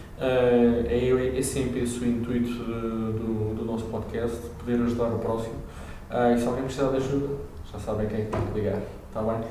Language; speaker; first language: Portuguese; native; Portuguese